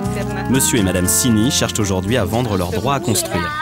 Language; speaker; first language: French; native; French